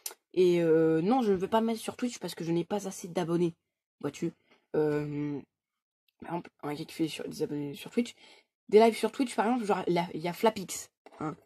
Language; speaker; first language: French; native; French